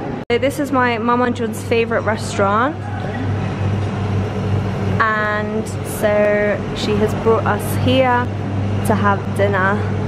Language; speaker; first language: English; early bilingual, other home language; Persian